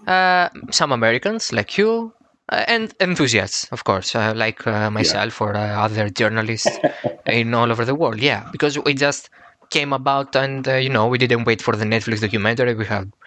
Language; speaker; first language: English; non-native, fluent; Greek